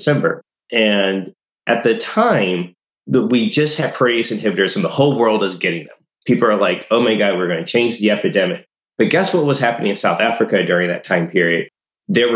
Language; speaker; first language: English; native; English